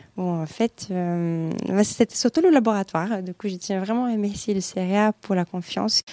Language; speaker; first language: French; non-native, fluent; Portuguese